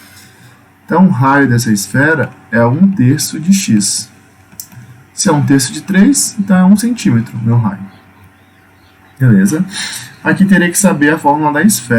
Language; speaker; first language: Portuguese; native; Portuguese